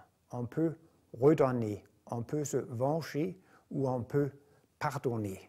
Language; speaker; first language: French; non-native, fluent; Danish